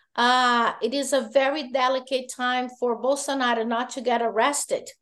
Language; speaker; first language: English; non-native, fluent; Portuguese